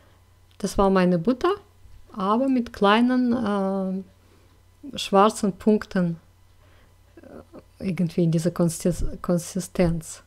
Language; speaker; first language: German; non-native, fluent; Russian